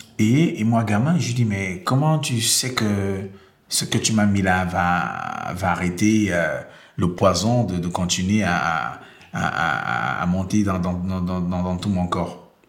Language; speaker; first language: French; non-native, local second language; Basaa